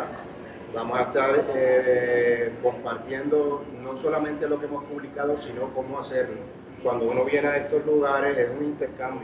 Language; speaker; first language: Spanish; native; Spanish